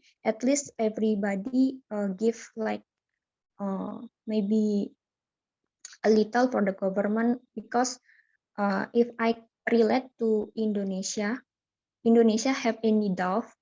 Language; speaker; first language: English; non-native, learner; Indonesian